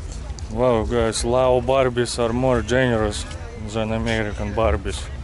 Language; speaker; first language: English; non-native, fluent; Russian